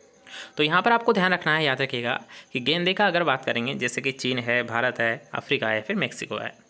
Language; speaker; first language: Hindi; native; Hindi